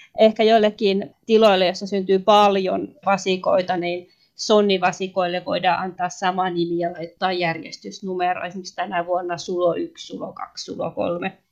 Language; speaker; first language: Finnish; native; Finnish